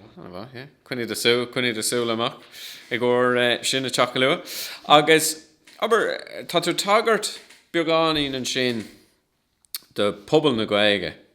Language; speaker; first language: Irish; non-native, local second language; English